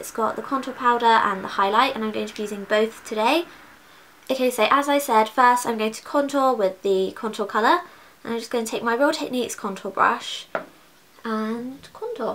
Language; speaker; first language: English; native; English